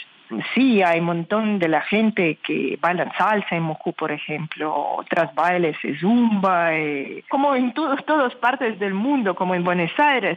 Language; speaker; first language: Spanish; non-native, learner; Russian